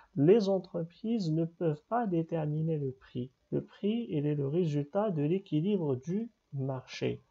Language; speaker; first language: French; non-native, local second language; Arabic